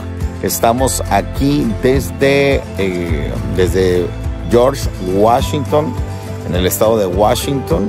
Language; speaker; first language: Spanish; native; Spanish